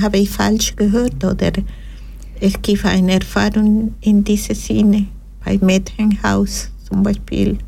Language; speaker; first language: German; non-native, fluent; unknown